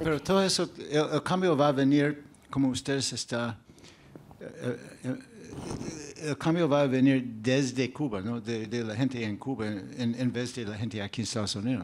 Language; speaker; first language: Spanish; non-native, fluent; English